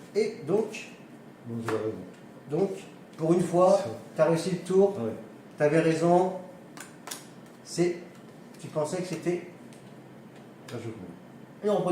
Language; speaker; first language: French; native; French